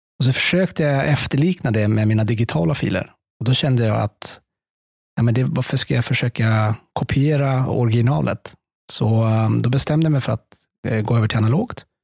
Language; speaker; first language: Swedish; early bilingual, other home language; Persian